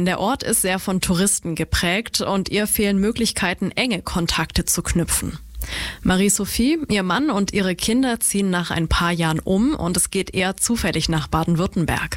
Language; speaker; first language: German; native; German